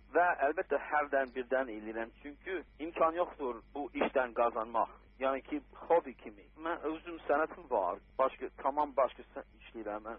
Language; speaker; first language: Azerbaijani; non-native, learner; English